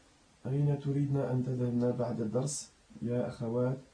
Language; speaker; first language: Arabic; non-native, learner; French